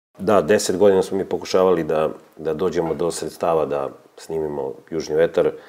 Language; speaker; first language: Serbian; native; Serbian